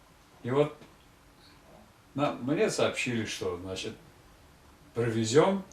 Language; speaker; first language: Russian; non-native, local second language; Tatar